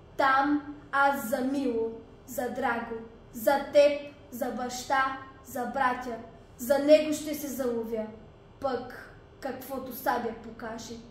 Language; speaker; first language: Bulgarian; native; Bulgarian